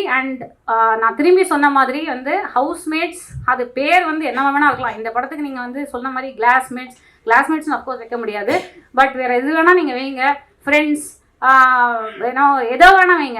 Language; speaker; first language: Tamil; native; Tamil